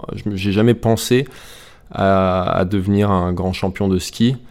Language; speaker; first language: French; native; French